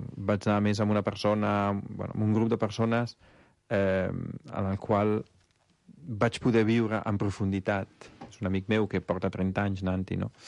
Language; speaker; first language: Catalan; non-native, fluent; Italian